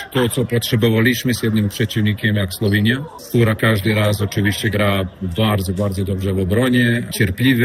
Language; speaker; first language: Polish; non-native, fluent; Serbian